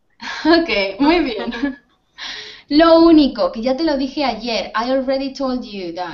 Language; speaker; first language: Spanish; native; Spanish